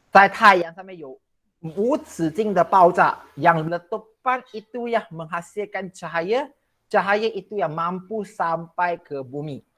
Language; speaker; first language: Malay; non-native, local second language; Chinese